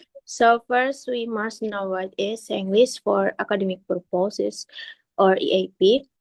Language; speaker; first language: English; non-native, learner; Indonesian